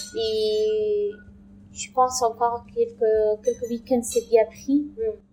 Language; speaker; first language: French; non-native, learner; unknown